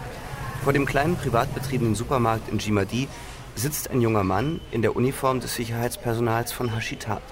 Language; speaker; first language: German; native; German